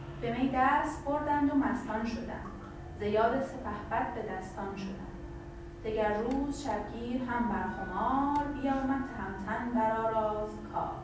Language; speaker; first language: Persian; native; Persian